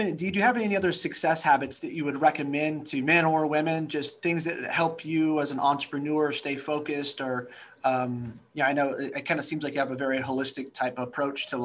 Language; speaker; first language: English; native; English